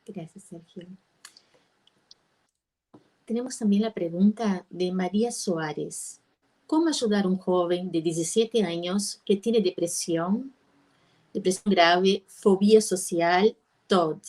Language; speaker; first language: Spanish; non-native, fluent; Portuguese